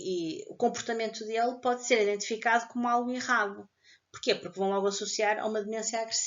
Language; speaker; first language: Portuguese; native; Portuguese